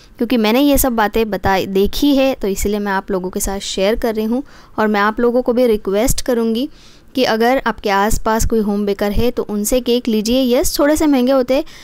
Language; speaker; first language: Hindi; non-native, local second language; Marathi